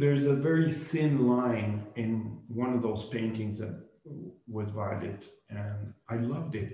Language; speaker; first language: English; non-native, fluent; Spanish